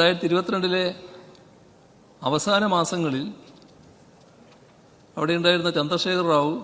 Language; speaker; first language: Malayalam; native; Malayalam